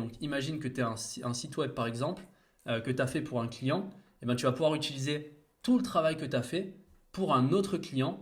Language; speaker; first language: French; native; French